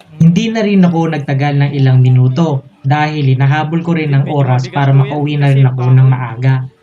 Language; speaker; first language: Filipino; native; Filipino